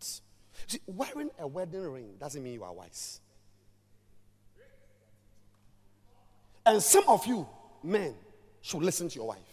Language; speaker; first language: English; non-native, local second language; Ewe